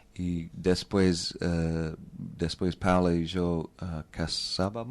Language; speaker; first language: Spanish; non-native, learner; English